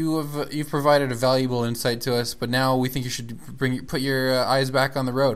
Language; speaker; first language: English; native; English